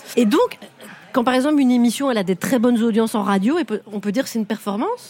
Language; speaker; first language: French; native; French